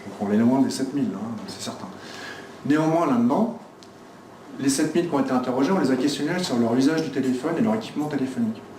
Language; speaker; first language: French; native; French